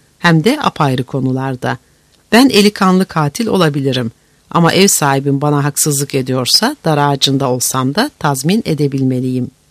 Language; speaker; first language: Turkish; native; Turkish